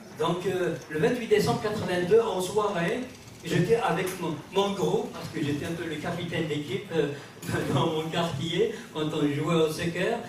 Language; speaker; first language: French; non-native, local second language; Kabyle